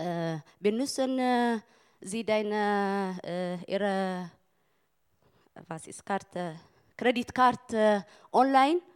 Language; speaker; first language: German; non-native, learner; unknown